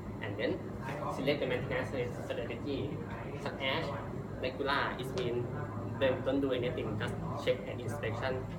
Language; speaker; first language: English; non-native, learner; Thai